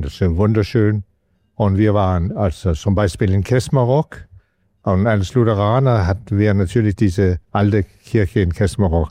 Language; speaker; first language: German; non-native, fluent; Danish